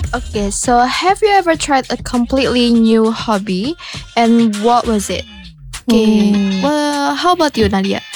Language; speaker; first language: English; non-native, learner; Indonesian